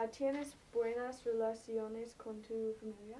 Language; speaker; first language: Spanish; non-native, learner; English